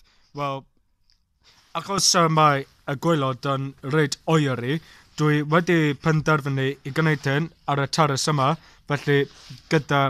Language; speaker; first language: Welsh; non-native, learner; English